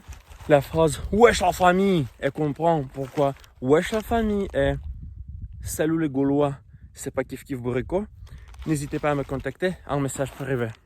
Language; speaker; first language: French; non-native, fluent; Russian